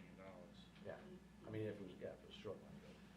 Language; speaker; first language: English; native; English